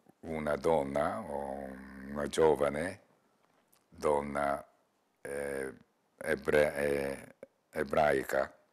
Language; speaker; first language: Italian; non-native, learner; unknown